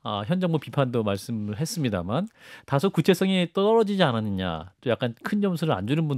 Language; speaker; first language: Korean; native; Korean